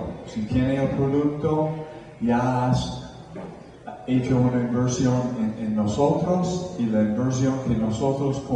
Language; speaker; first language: Spanish; non-native, fluent; English